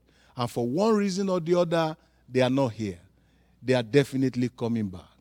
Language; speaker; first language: English; non-native, local second language; Yoruba